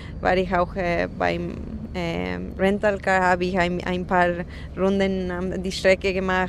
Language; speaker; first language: German; non-native, fluent; Spanish